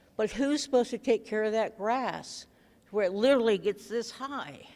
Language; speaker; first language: English; native; English